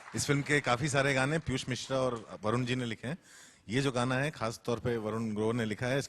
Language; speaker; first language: Hindi; native; Hindi